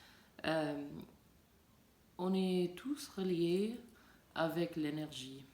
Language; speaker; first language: French; non-native, learner; English